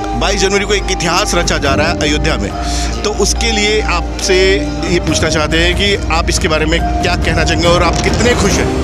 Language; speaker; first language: Hindi; native; Hindi